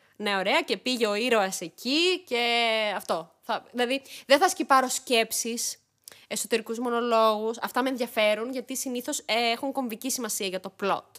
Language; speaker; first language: Greek; early bilingual, other home language; Armenian